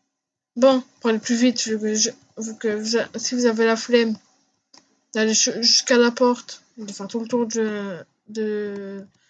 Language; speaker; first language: French; native; French